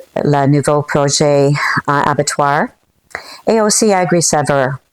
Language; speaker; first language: French; non-native, local second language; English